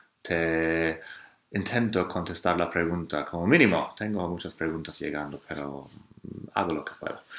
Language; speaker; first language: Spanish; non-native, fluent; English